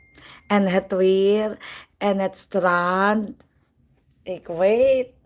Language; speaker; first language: Dutch; non-native, learner; Filipino